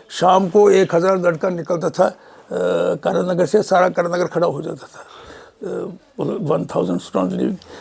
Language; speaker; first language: Urdu; non-native, local second language; Kashmiri